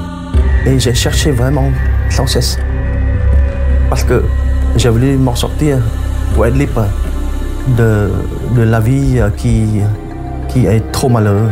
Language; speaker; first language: French; non-native, fluent; Khmer